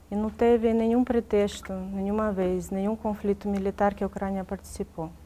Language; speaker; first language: Portuguese; non-native, fluent; Ukrainian